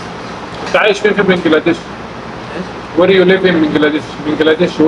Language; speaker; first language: Arabic; native; Arabic